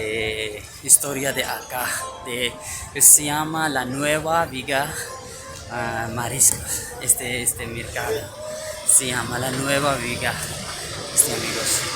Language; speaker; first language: Spanish; non-native, learner; Urdu